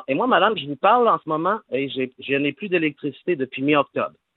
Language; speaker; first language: French; native; French